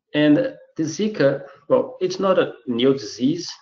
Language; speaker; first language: English; non-native, fluent; Portuguese